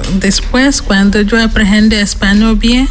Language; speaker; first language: Spanish; non-native, learner; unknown